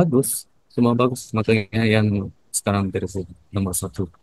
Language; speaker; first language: Indonesian; non-native, learner; Japanese